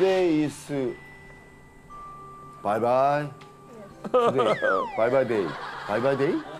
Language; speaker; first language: English; non-native, local second language; Korean